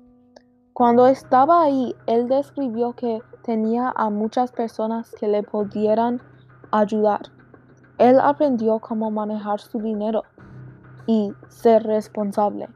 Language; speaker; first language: Spanish; non-native, learner; English